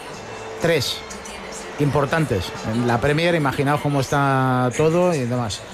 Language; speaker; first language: Spanish; native; Spanish